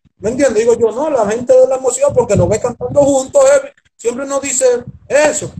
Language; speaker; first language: Spanish; native; Spanish